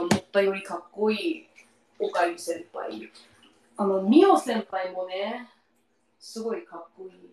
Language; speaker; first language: Japanese; non-native, learner; English